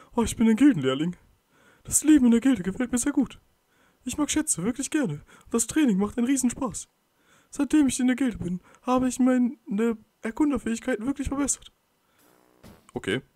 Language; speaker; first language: German; native; German